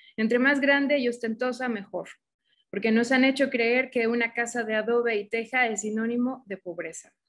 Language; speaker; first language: Spanish; native; Spanish